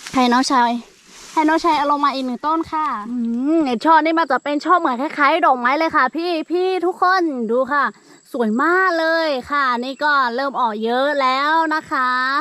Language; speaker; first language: Thai; non-native, local second language; Lahu